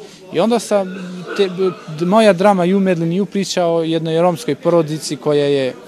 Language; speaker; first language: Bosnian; non-native, local second language; Albanian